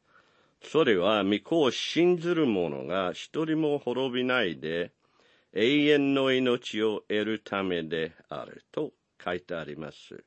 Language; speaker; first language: Japanese; non-native, fluent; English